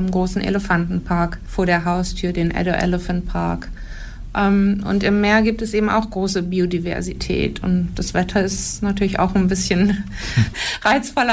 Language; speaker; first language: German; native; German